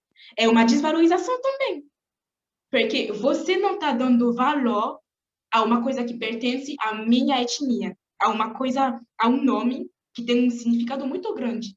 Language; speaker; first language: Portuguese; non-native, fluent; French